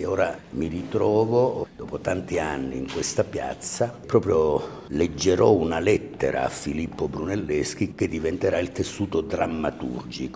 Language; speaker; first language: Italian; native; Italian